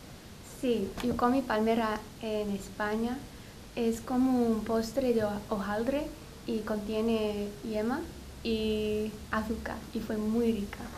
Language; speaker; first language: Spanish; non-native, fluent; English